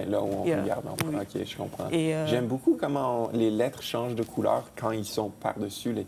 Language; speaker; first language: French; native; French